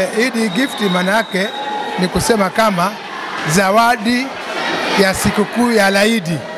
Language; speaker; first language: Swahili; native; Swahili